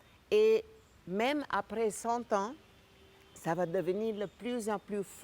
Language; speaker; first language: French; non-native, fluent; Gujarati